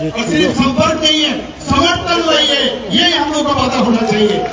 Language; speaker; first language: Hindi; non-native, local second language; Bangla